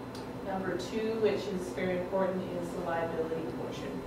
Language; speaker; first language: English; native; English